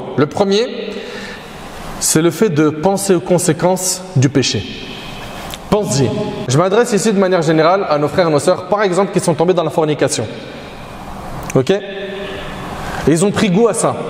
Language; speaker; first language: French; native; French